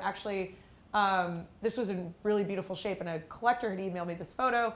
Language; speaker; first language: English; native; English